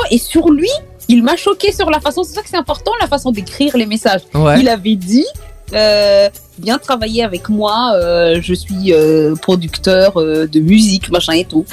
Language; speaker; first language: French; non-native, local second language; Malagasy